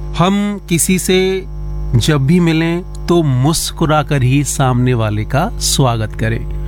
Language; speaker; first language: Hindi; native; Hindi